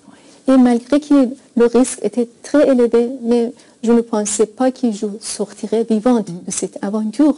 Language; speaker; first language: French; non-native, fluent; Persian